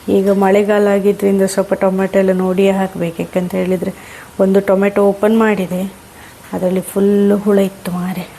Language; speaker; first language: Kannada; non-native, local second language; Tulu